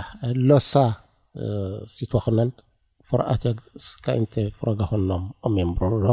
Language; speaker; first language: Swedish; non-native, learner; Tigrinya